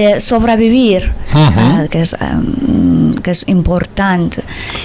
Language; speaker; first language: Catalan; non-native, learner; Persian